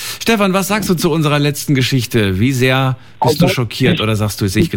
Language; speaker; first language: German; native; German